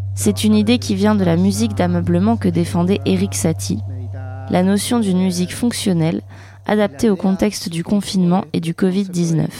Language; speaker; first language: French; non-native, fluent; Spanish